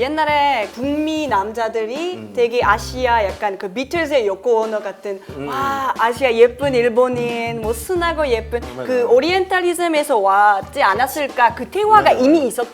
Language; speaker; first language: Korean; non-native, fluent; English